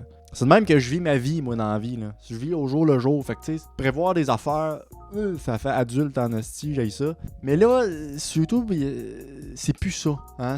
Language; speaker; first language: French; native; French